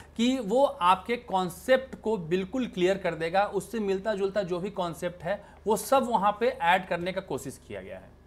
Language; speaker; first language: Hindi; native; Hindi